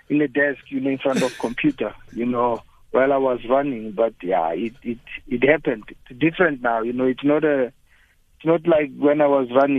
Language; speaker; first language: English; non-native, local second language; Tswana